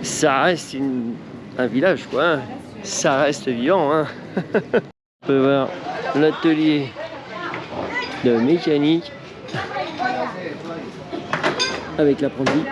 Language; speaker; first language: French; native; French